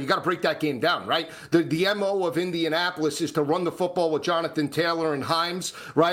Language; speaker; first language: English; native; English